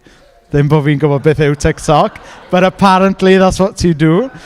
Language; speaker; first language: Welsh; native; Welsh